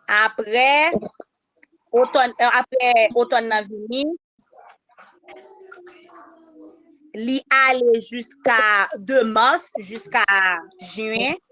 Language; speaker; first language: French; non-native, local second language; Haitian Creole